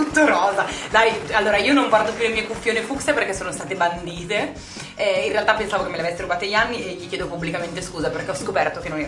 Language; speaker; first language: Italian; native; Italian